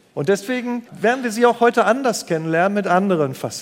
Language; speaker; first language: German; native; German